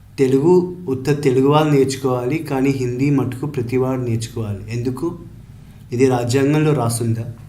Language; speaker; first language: Telugu; early bilingual, heritage; Telugu